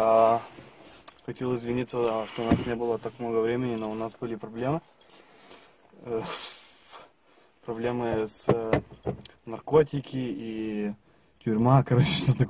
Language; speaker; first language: Russian; non-native, fluent; Italian